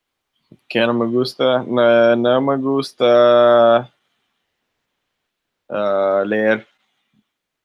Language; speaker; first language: Spanish; early bilingual, other home language; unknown